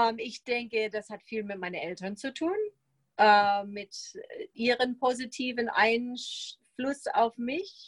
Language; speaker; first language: German; non-native, fluent; English